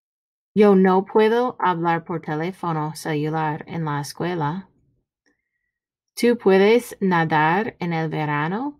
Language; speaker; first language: Spanish; non-native, fluent; English